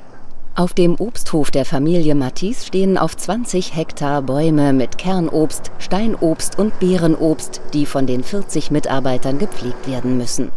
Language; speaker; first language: German; native; German